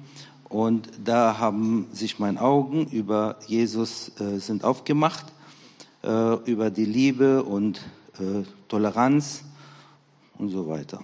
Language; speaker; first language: German; non-native, fluent; Arabic